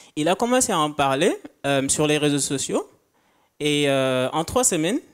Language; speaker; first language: French; non-native, local second language; Wolof